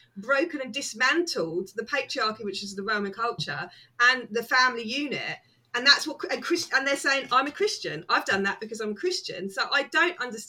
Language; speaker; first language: English; native; English